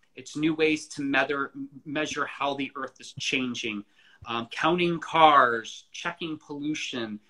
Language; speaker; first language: English; native; English